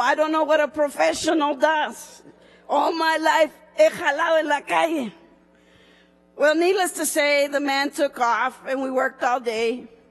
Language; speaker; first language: English; early bilingual, other home language; Spanish